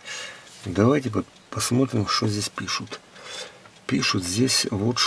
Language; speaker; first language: Russian; native; Russian